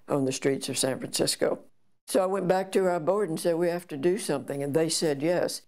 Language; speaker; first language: English; native; English